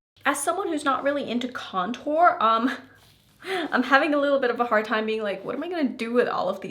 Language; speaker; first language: English; native; English